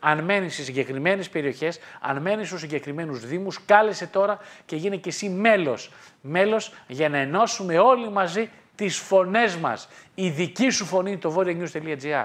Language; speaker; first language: Greek; native; Greek